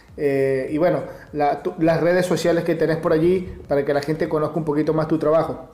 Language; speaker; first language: Spanish; native; Spanish